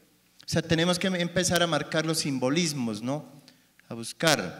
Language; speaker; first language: Spanish; native; Spanish